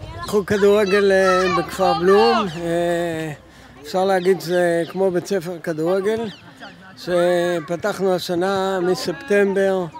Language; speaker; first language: Hebrew; native; Hebrew